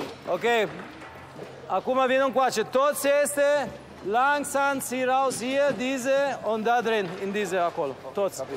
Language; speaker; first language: German; non-native, learner; Italian